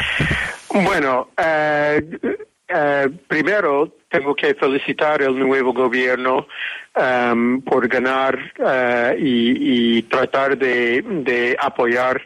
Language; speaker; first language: Spanish; non-native, fluent; English